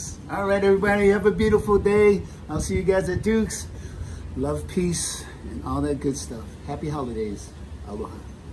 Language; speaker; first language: English; native; English